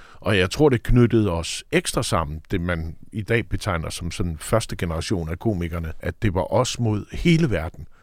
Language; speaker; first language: Danish; native; Danish